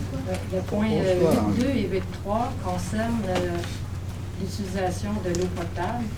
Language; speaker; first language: French; native; French